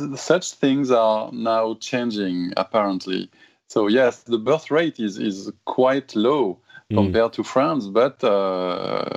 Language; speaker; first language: English; non-native, fluent; French